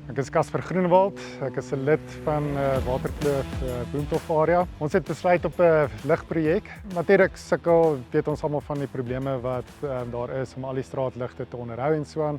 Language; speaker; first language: Afrikaans; native; Afrikaans